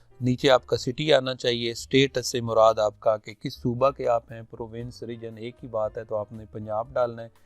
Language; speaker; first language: Urdu; non-native, local second language; Punjabi